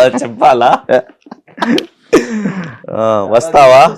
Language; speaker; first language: Telugu; non-native, learner; Hindi